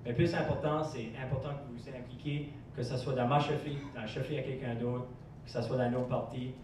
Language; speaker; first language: French; non-native, local second language; English